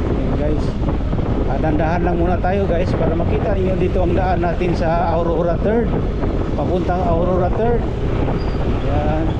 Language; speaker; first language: Filipino; non-native, local second language; Cebuano